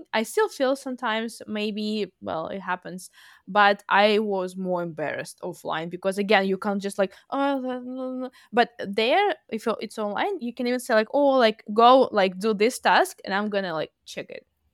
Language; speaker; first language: English; non-native, fluent; Russian